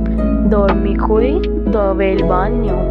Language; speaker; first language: Italian; non-native, learner; Urdu